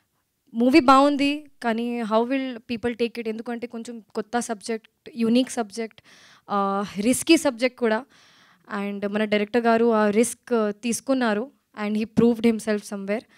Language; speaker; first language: Telugu; non-native, learner; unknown